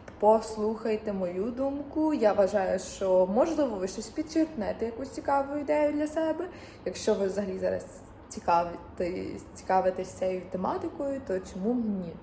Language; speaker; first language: Ukrainian; native; Ukrainian